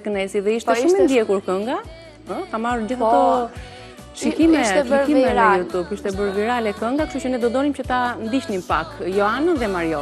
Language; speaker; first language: Albanian; native; Albanian